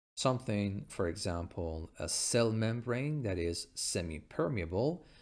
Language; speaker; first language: English; non-native, fluent; Persian